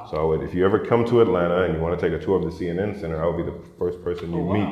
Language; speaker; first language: English; native; English